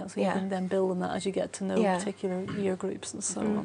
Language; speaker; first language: English; native; English